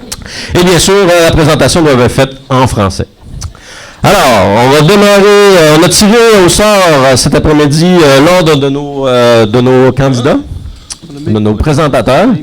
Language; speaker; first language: French; native; French